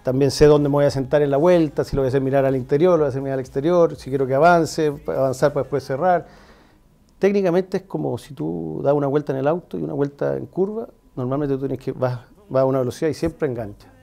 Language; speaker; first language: Spanish; native; Spanish